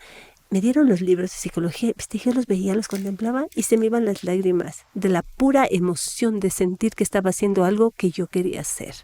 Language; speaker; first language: Spanish; native; Spanish